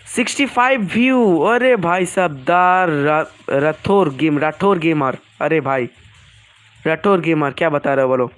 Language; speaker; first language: Hindi; non-native, local second language; Bangla